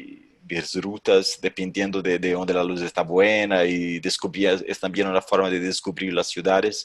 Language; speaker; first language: Spanish; non-native, fluent; Portuguese